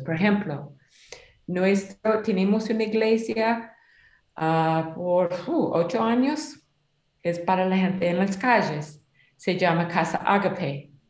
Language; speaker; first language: Spanish; non-native, learner; English